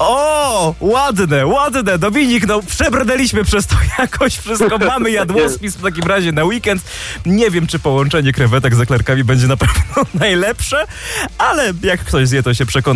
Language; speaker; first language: Polish; native; Polish